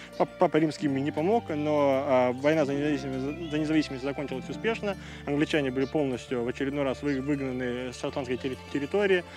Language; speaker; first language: Russian; non-native, fluent; English